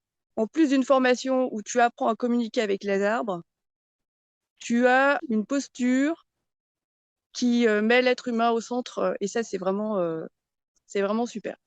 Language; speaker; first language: French; native; French